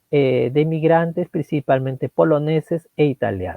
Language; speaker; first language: Portuguese; non-native, learner; Spanish